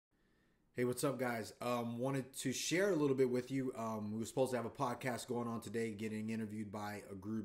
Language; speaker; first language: English; native; English